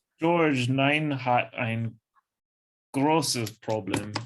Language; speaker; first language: German; non-native, learner; English